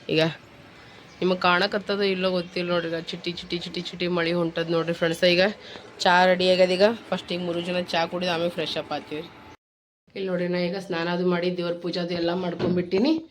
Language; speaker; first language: Kannada; non-native, local second language; Lambadi